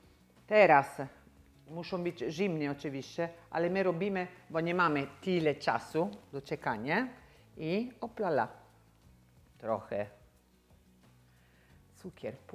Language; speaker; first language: Polish; non-native, learner; Italian